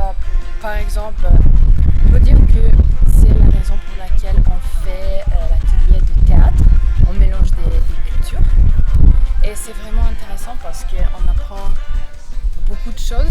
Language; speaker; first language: French; non-native, fluent; Serbian